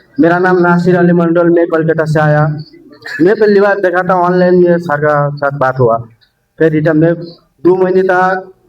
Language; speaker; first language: Hindi; non-native, local second language; Bangla